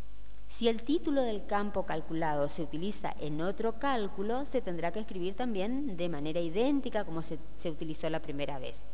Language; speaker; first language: Spanish; native; Spanish